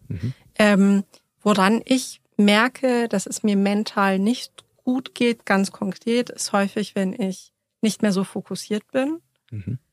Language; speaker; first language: German; early bilingual, other home language; Persian